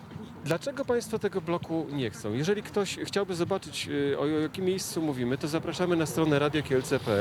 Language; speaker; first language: Polish; native; Polish